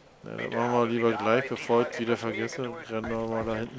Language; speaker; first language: German; native; German